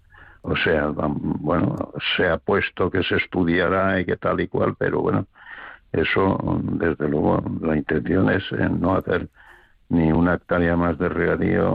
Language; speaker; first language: Spanish; native; Spanish